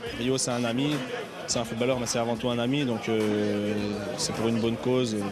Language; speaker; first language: French; native; French